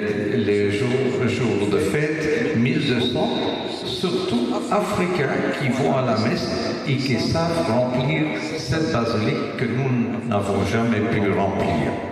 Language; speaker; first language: French; non-native, local second language; Dutch